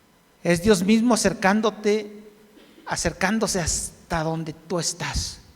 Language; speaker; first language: Spanish; native; Spanish